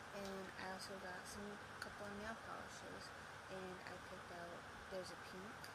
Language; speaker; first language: English; native; English